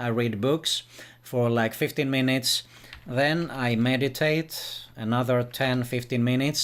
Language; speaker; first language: English; non-native, fluent; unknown